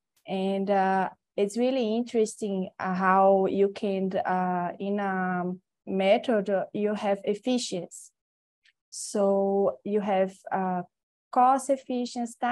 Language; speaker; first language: English; non-native, learner; Portuguese